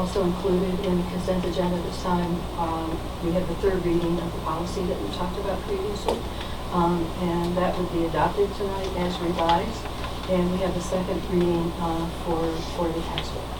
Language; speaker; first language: English; native; English